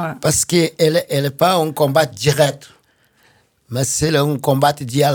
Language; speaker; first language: French; non-native, fluent; Portuguese